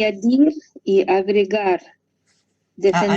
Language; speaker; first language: Spanish; non-native, learner; Russian